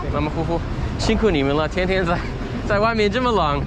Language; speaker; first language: Chinese; non-native, fluent; English